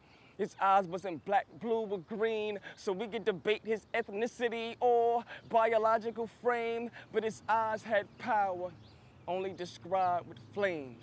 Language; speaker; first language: English; native; English